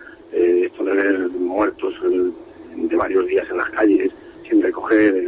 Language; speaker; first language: Spanish; native; Spanish